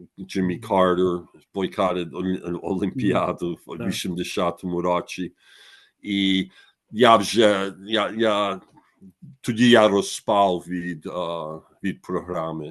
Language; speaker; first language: Ukrainian; early bilingual, heritage; Ukrainian